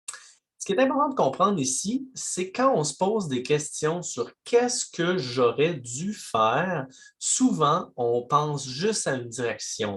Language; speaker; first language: French; native; French